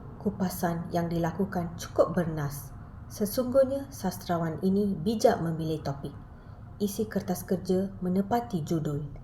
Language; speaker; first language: Malay; non-native, local second language; Tamil